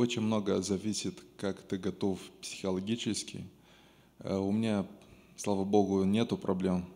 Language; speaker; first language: Russian; non-native, local second language; Romanian